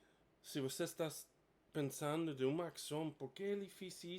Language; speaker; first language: Portuguese; non-native, fluent; English